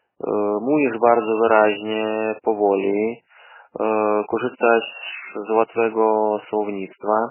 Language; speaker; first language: Polish; non-native, learner; Russian